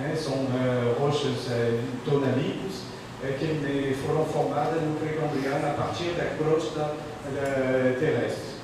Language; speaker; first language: Portuguese; non-native, fluent; French